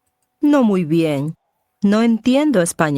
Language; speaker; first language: Spanish; non-native, learner; English